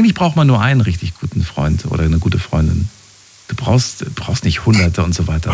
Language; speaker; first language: German; native; German